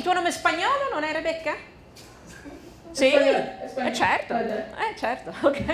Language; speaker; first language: Italian; non-native, fluent; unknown